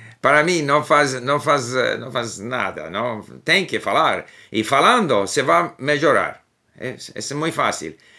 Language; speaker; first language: Portuguese; non-native, learner; English